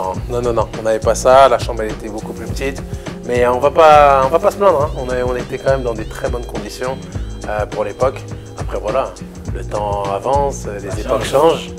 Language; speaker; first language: French; native; French